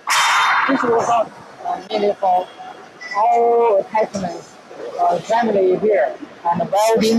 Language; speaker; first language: English; non-native, learner; Chinese